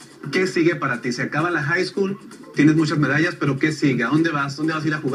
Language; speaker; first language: Spanish; native; Spanish